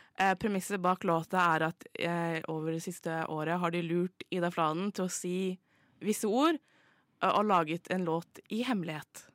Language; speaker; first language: Norwegian; native; Norwegian